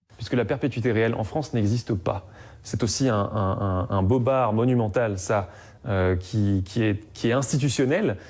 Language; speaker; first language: French; native; French